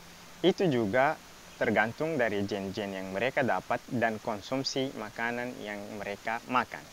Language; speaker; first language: Indonesian; non-native, fluent; Arabic